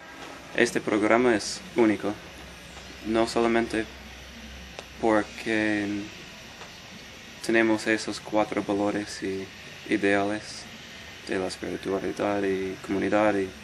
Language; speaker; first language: Spanish; non-native, fluent; English